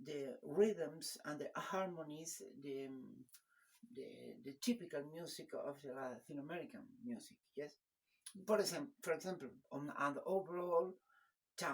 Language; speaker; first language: English; non-native, learner; Spanish